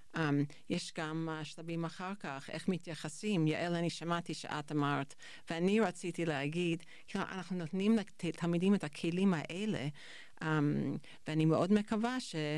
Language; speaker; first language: Hebrew; non-native, fluent; English